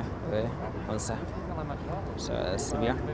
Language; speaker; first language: French; non-native, learner; Swahili